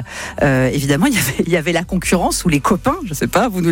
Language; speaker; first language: French; native; French